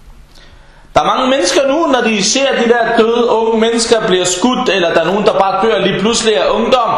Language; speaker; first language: Danish; early bilingual, other home language; Arabic